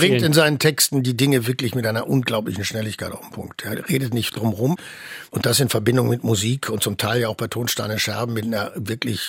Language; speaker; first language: German; native; German